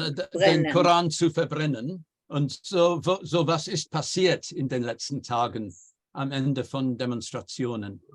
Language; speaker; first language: German; non-native, fluent; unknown